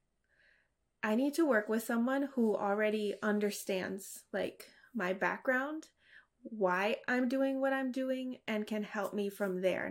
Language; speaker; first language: English; native; English